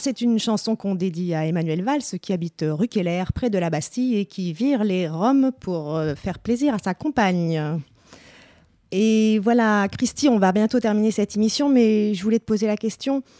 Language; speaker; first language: French; native; French